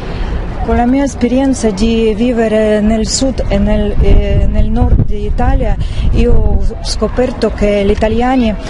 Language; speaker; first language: Italian; non-native, learner; Russian